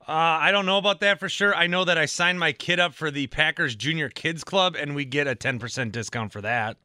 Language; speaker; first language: English; native; English